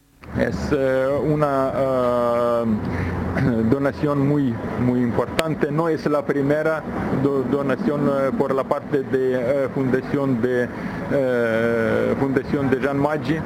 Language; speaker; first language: Spanish; non-native, fluent; Ukrainian